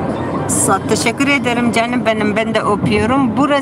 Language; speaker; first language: Turkish; non-native, learner; Kurdish